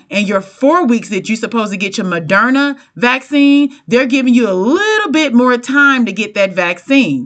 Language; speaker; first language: English; native; English